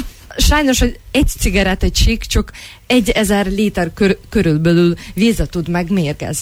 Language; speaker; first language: Hungarian; non-native, fluent; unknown